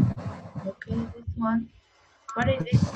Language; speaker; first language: English; non-native, learner; Vietnamese